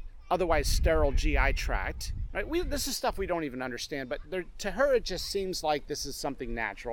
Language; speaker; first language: English; native; English